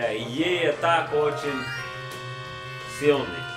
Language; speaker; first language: Russian; non-native, learner; English